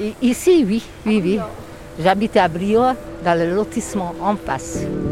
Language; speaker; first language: French; non-native, fluent; Hungarian